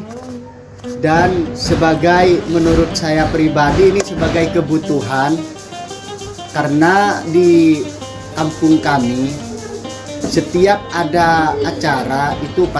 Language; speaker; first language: Indonesian; non-native, local second language; Madurese